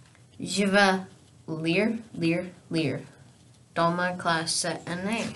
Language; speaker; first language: French; non-native, learner; English